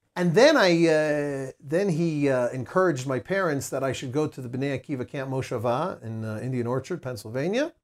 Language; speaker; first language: English; native; English